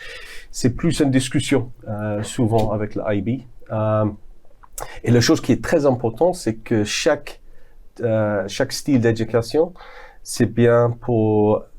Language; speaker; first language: French; non-native, fluent; English